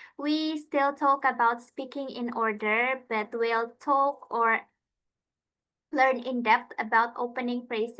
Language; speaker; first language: English; non-native, fluent; Indonesian